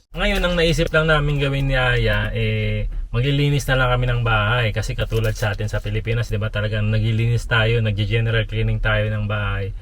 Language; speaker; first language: Filipino; native; Filipino